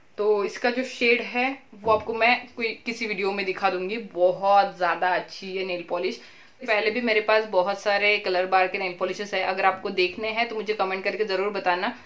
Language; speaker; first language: Hindi; native; Hindi